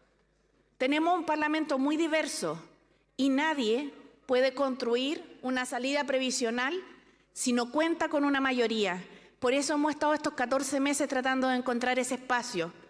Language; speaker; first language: Spanish; native; Spanish